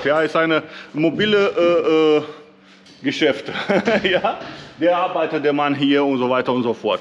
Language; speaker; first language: German; non-native, learner; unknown